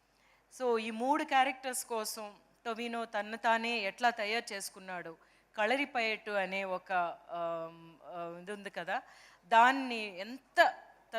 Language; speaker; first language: Telugu; native; Telugu